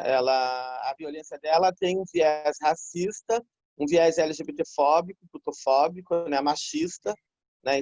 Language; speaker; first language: Portuguese; native; Portuguese